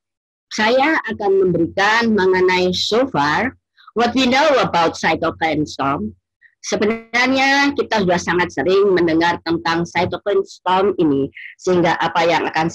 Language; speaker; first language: Indonesian; native; Indonesian